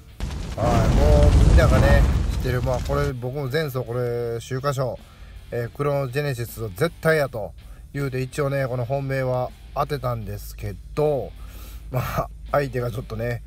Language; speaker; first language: Japanese; native; Japanese